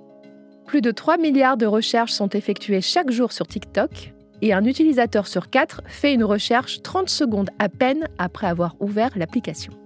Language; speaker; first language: French; native; French